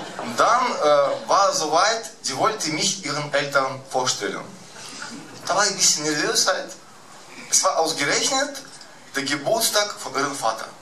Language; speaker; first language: German; early bilingual, other home language; Russian